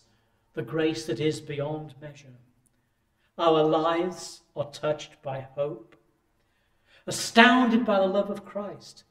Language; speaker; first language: English; native; English